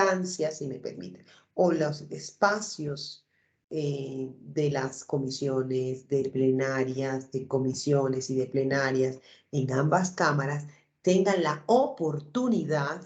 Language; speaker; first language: Spanish; native; Spanish